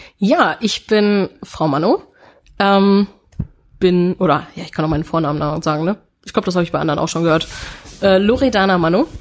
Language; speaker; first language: German; early bilingual, other home language; Italian